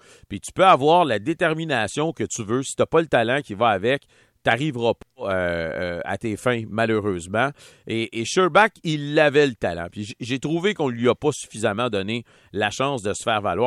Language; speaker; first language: French; native; French